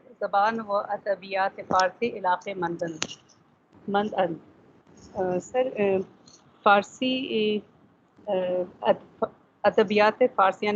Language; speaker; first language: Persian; non-native, learner; Urdu